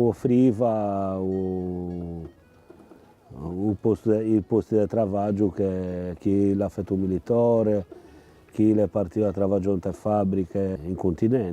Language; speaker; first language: Italian; non-native, local second language; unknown